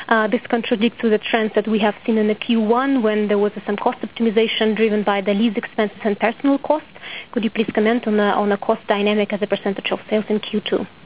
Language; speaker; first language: English; non-native, fluent; Russian